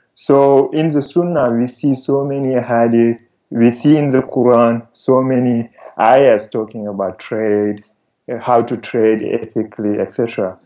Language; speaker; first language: English; non-native, fluent; Wolof